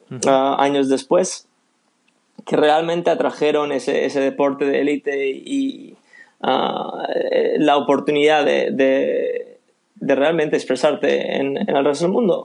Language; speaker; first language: Spanish; early bilingual, other home language; Swedish